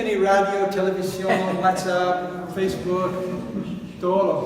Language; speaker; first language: Spanish; non-native, fluent; English